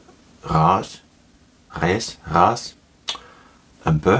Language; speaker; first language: French; non-native, learner; Finnish